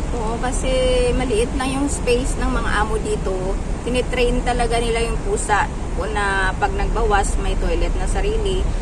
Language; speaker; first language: Filipino; native; Filipino